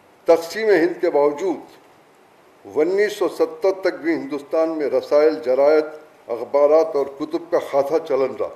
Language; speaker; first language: Urdu; native; Urdu